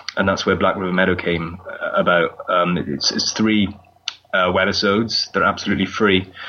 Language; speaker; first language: English; native; English